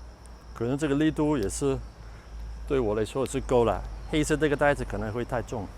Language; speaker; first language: Chinese; non-native, local second language; Cantonese